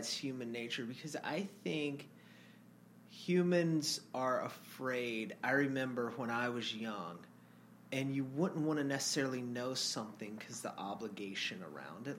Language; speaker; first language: English; native; English